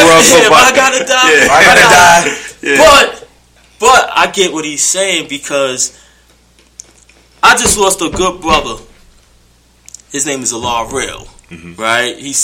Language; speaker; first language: English; native; English